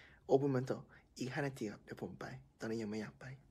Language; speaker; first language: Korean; non-native, fluent; Thai